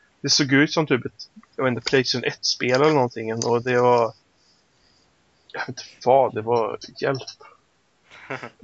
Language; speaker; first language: Swedish; native; Swedish